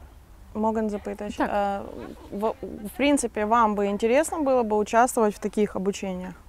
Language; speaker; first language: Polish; non-native, learner; Russian